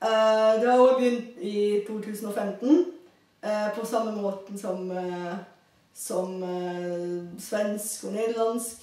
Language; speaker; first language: Norwegian; non-native, fluent; Bulgarian